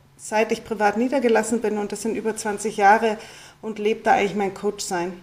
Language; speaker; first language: German; native; German